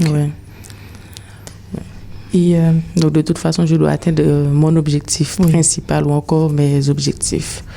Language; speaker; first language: French; non-native, local second language; Haitian Creole